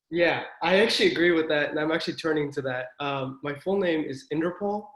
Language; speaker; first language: English; native; English